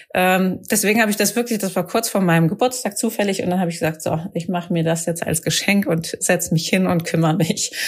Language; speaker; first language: German; native; German